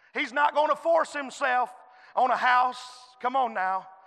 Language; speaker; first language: English; native; English